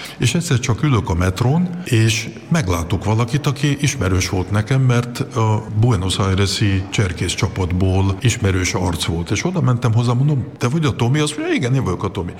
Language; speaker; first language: Hungarian; early bilingual, heritage; Hungarian